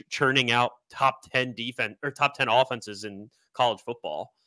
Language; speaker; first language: English; native; English